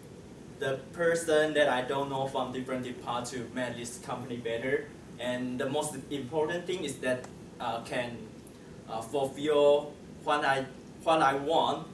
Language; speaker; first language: English; non-native, learner; Chinese